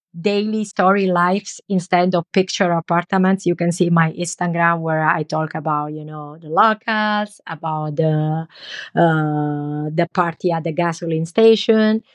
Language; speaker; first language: English; non-native, learner; Italian